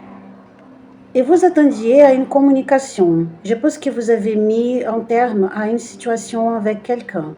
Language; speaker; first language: French; non-native, fluent; Portuguese